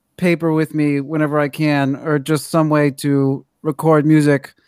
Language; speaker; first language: English; native; English